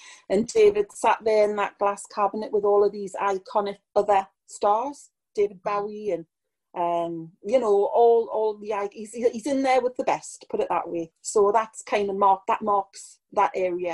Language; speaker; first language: English; native; English